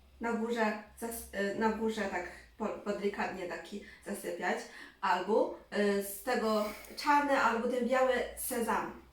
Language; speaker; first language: Polish; non-native, learner; Chinese